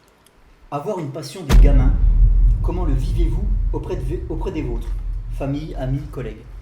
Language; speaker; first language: French; native; French